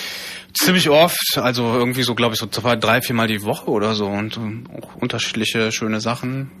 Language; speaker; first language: German; native; German